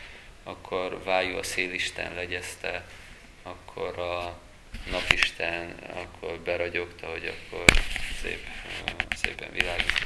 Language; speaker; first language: Hungarian; native; Hungarian